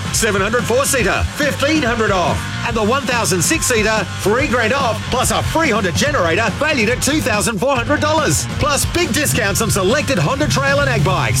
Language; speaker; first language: English; native; English